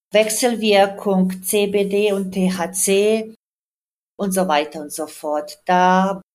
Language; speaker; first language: German; non-native, fluent; Croatian